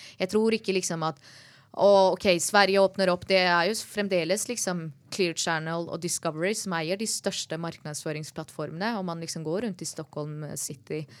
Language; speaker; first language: Norwegian; early bilingual, other home language; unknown